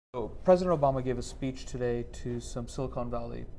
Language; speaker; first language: English; native; English